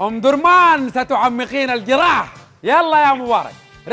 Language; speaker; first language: Arabic; native; Arabic